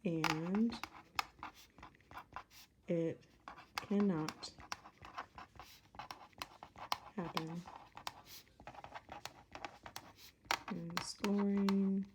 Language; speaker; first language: English; native; English